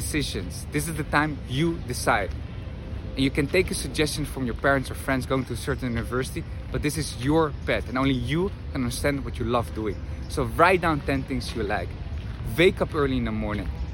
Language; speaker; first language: English; non-native, fluent; Dutch